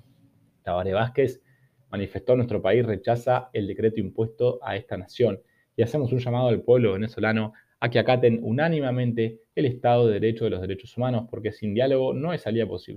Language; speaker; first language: Spanish; native; Spanish